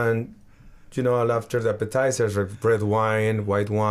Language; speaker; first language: English; non-native, learner; Spanish